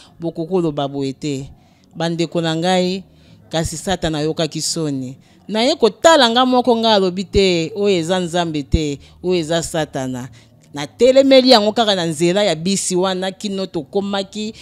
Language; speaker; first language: Lingala; native; Lingala